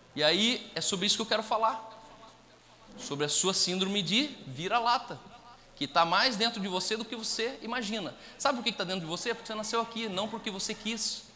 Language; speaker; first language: Portuguese; native; Portuguese